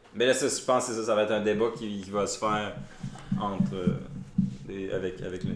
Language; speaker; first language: French; native; French